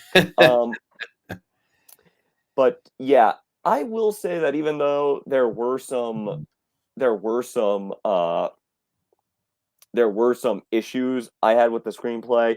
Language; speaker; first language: English; native; English